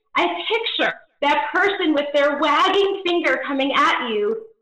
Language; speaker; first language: English; native; English